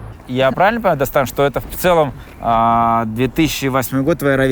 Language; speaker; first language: Russian; native; Russian